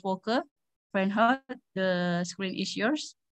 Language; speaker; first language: English; non-native, learner; Indonesian